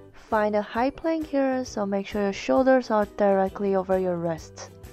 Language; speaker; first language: English; non-native, fluent; Chinese